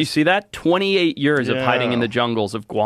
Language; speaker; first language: English; native; English